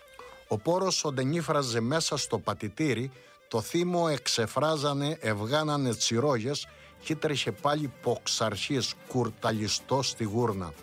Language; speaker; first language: Greek; native; Greek